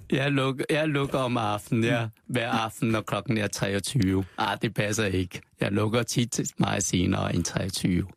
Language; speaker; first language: Danish; non-native, learner; Chinese